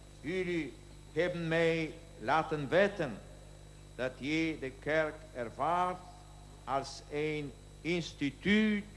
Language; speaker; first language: Dutch; non-native, learner; Polish